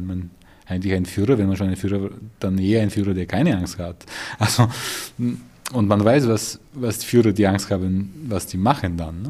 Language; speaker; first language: German; non-native, fluent; Bulgarian